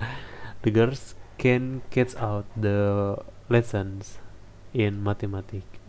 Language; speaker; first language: English; non-native, learner; Indonesian